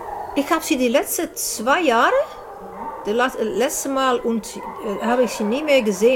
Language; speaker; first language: German; non-native, learner; Dutch